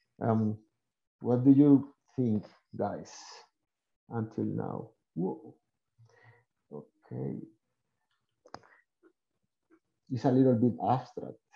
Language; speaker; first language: English; non-native, learner; Spanish